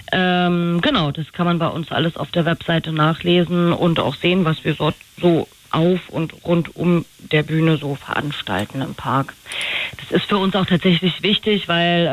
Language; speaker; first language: German; native; German